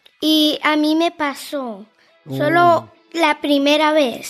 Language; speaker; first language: Spanish; early bilingual, heritage; Spanish